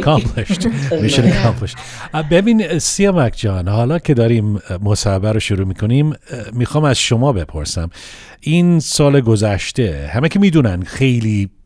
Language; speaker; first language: Persian; early bilingual, heritage; Persian